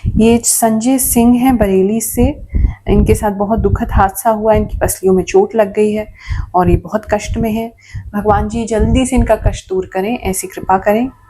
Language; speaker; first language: Hindi; native; Hindi